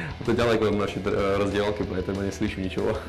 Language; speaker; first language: Russian; non-native, learner; Slovak